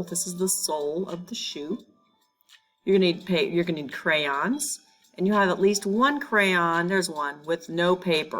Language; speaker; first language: English; native; English